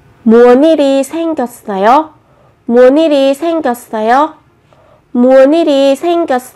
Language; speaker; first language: Korean; non-native, fluent; Vietnamese